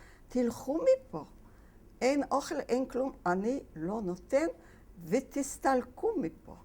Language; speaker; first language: Hebrew; non-native, fluent; Polish